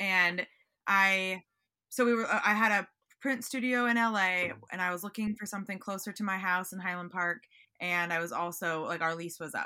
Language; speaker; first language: English; native; English